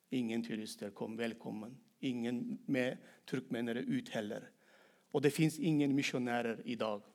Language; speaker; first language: Norwegian; non-native, fluent; Turkmen